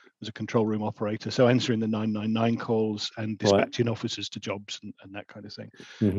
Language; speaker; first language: English; native; English